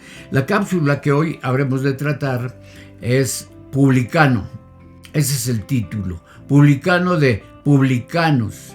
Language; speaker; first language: Spanish; native; Spanish